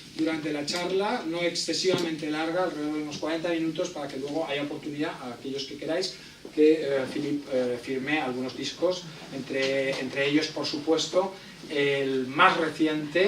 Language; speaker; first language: Spanish; native; Spanish